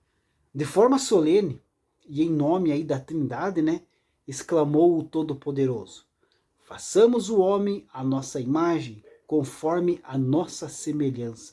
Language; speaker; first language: Portuguese; native; Portuguese